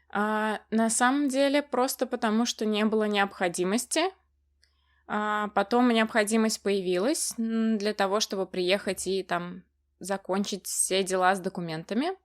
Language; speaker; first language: Russian; native; Russian